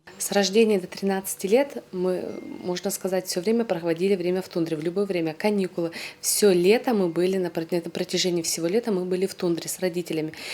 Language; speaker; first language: Russian; non-native, local second language; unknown